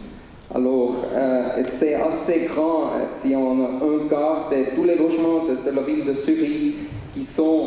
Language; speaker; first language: French; non-native, local second language; Swiss German